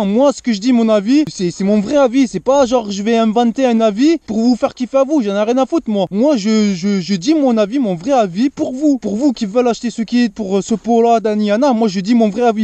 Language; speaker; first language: French; native; French